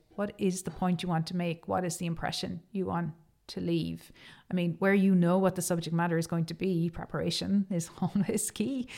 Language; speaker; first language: English; native; English